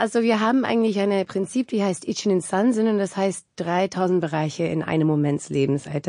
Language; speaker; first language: German; non-native, fluent; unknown